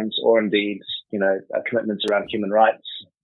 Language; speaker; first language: English; native; English